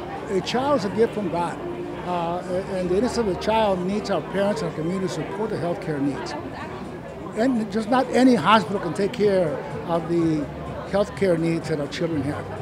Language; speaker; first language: English; early bilingual, other home language; Spanish